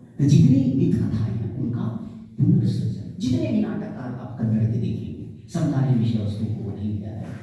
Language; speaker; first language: Hindi; native; Hindi